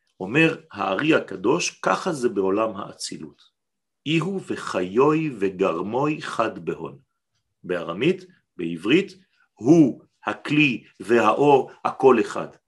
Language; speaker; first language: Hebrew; non-native, fluent; French